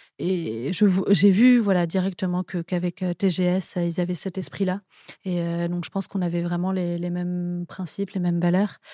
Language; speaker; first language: French; native; French